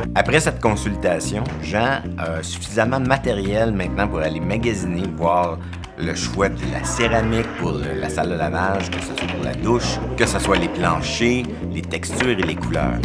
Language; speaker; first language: French; native; French